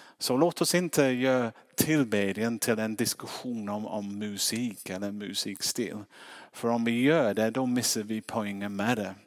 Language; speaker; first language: Swedish; non-native, fluent; English